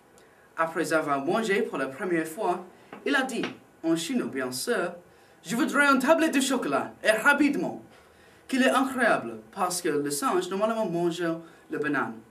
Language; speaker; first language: French; non-native, learner; English